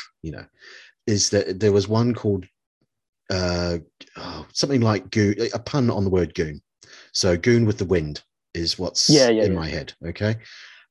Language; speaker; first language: English; native; English